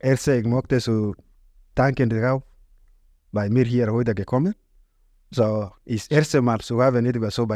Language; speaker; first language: German; non-native, learner; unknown